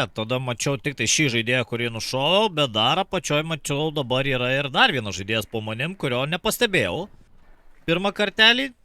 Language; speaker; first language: Lithuanian; native; Lithuanian